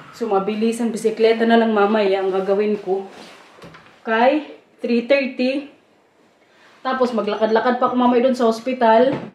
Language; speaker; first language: Filipino; non-native, local second language; Waray